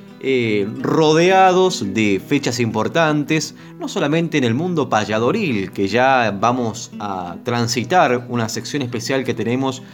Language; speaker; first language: Spanish; native; Spanish